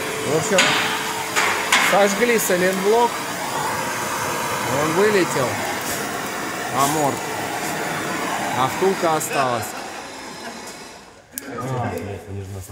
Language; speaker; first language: Russian; native; Russian